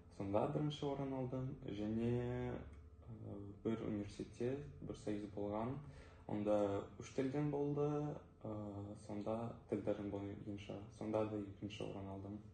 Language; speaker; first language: Kazakh; non-native, local second language; Russian